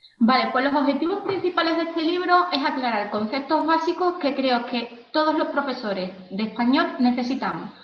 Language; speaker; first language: Spanish; native; Spanish